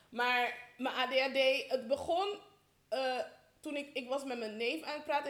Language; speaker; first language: Dutch; early bilingual, heritage; Dutch